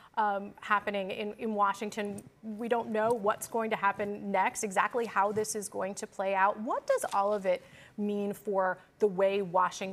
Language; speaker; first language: English; native; English